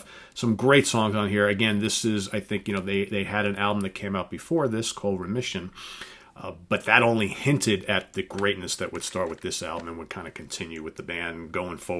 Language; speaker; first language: English; native; English